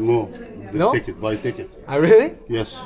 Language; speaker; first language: English; non-native, learner; Korean